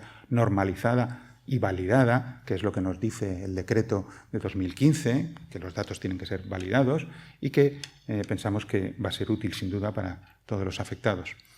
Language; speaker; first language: Spanish; native; Spanish